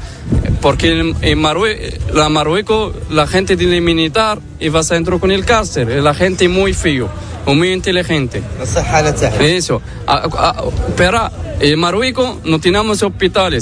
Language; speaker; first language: Spanish; non-native, learner; Arabic